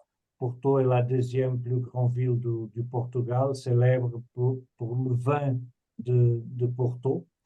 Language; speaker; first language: French; non-native, fluent; Portuguese